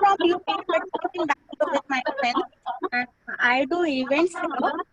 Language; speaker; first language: English; non-native, learner; Hindi